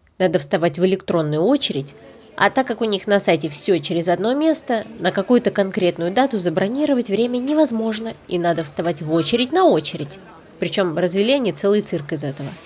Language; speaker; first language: Russian; native; Russian